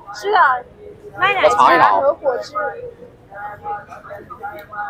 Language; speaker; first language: Chinese; non-native, fluent; Vietnamese